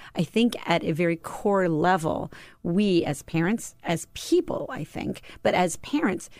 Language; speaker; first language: English; native; English